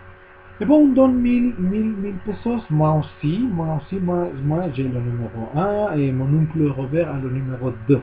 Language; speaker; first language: French; non-native, learner; Spanish